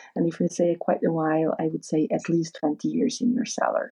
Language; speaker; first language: English; non-native, fluent; German